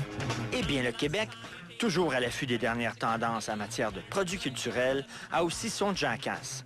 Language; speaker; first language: French; native; French